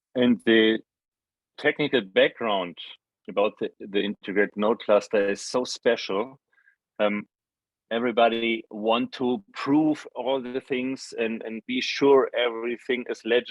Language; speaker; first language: English; non-native, fluent; German